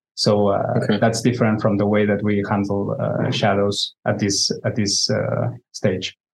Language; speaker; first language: English; non-native, fluent; Spanish